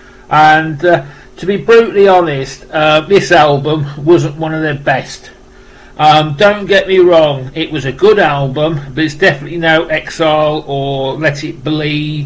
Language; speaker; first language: English; native; English